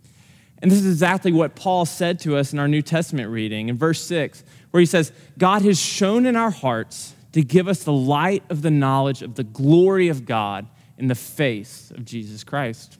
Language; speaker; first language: English; native; English